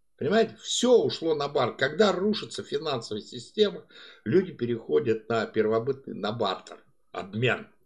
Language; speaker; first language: Russian; native; Russian